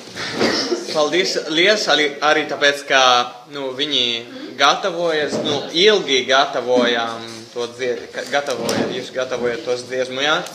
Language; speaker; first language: Latvian; non-native, fluent; Italian